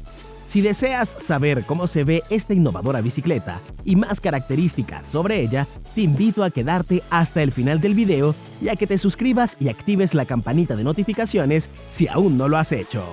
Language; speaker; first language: Spanish; native; Spanish